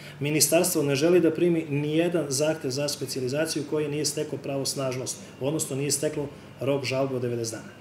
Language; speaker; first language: Serbian; native; Serbian